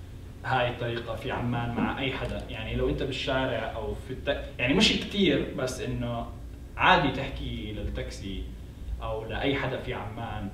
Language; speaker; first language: Arabic; native; Arabic